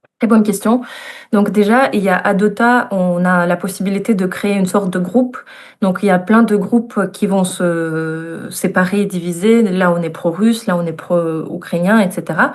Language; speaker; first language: French; non-native, fluent; Russian